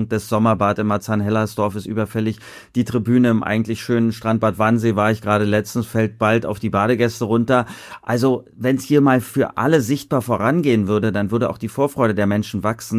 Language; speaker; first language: German; native; German